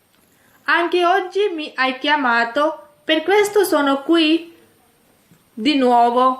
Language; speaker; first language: Italian; non-native, fluent; Urdu